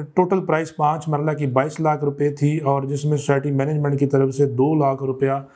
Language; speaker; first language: Urdu; non-native, local second language; Punjabi